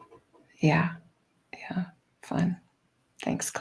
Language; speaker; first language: English; native; English